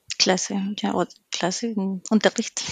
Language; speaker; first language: German; non-native, learner; Spanish